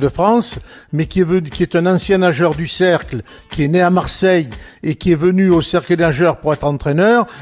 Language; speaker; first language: French; native; French